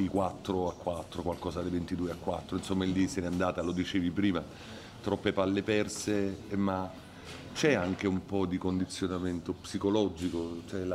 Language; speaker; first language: Italian; native; Italian